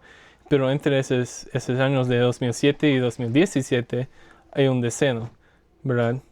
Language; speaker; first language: Spanish; non-native, learner; English